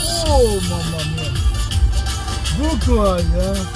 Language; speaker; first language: French; non-native, fluent; Urdu